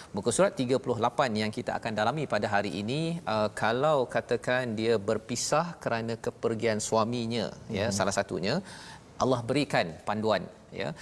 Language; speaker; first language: Malay; native; Malay